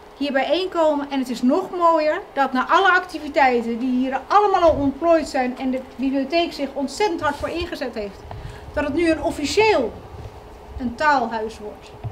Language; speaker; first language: Dutch; native; Dutch